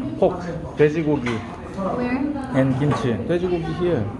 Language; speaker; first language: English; non-native, learner; Korean